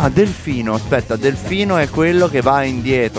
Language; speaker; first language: Italian; native; Italian